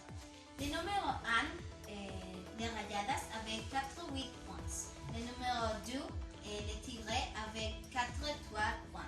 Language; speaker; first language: French; non-native, learner; Spanish